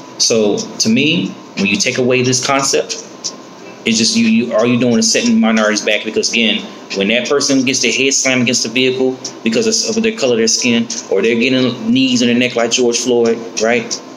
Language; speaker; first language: English; native; English